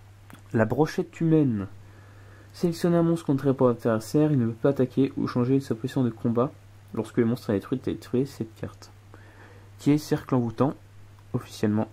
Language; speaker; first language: French; native; French